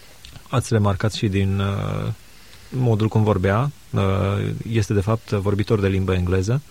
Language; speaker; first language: Romanian; native; Romanian